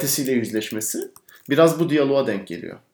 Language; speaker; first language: Turkish; native; Turkish